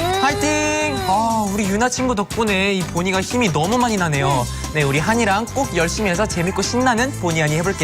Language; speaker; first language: Korean; native; Korean